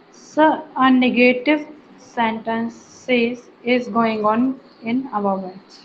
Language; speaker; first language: English; non-native, learner; Hindi